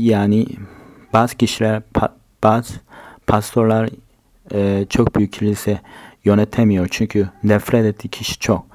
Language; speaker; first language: Turkish; non-native, fluent; Korean